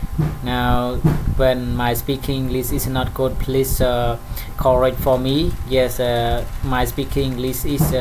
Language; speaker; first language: English; non-native, learner; Khmer